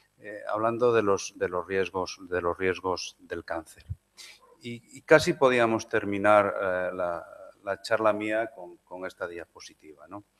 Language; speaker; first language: Spanish; non-native, local second language; Galician